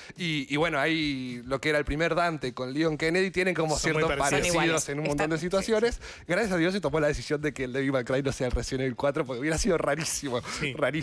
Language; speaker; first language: Spanish; native; Spanish